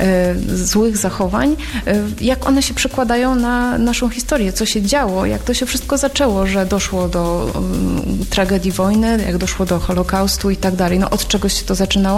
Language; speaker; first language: Polish; native; Polish